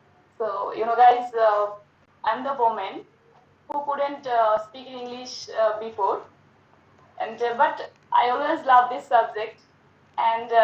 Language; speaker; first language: English; non-native, learner; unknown